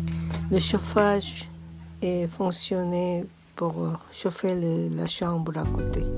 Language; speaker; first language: French; non-native, learner; Korean